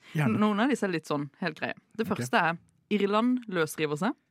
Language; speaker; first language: Norwegian; native; Norwegian